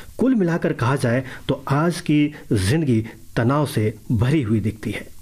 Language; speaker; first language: Hindi; native; Hindi